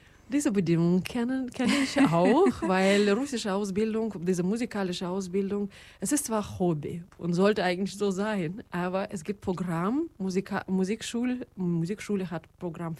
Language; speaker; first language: German; non-native, fluent; Russian